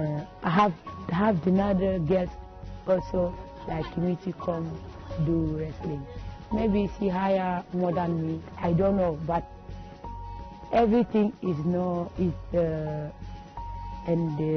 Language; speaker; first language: English; non-native, learner; Wolof